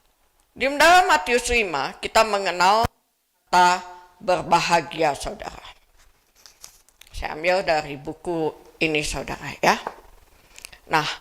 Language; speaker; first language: Indonesian; native; Indonesian